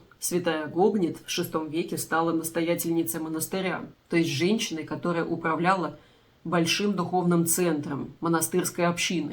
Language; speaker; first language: Russian; native; Russian